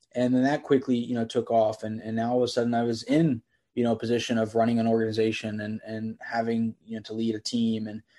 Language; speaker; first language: English; native; English